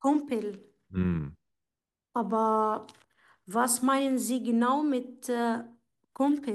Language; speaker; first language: German; non-native, fluent; Arabic